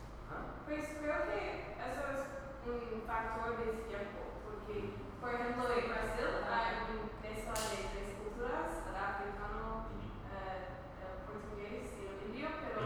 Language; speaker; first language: Spanish; non-native, learner; English